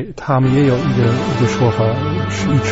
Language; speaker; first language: Chinese; non-native, fluent; German